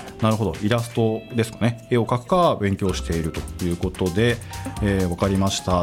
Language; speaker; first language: Japanese; native; Japanese